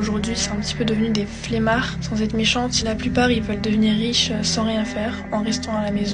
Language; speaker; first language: French; native; French